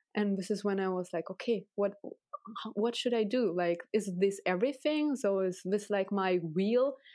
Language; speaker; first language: English; non-native, fluent; Russian